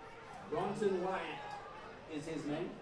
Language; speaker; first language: English; native; English